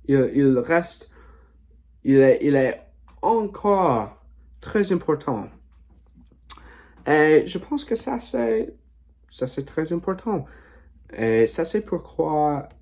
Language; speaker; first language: French; non-native, learner; English